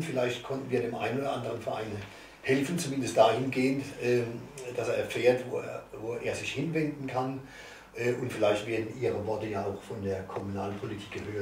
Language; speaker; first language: German; native; German